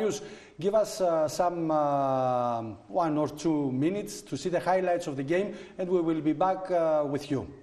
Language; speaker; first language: English; non-native, fluent; Greek